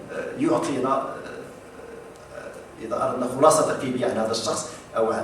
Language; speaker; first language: Arabic; native; Arabic